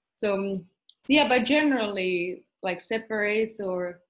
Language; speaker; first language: English; non-native, fluent; Italian